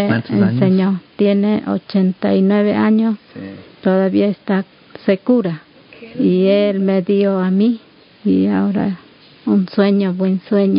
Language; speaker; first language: Spanish; non-native, local second language; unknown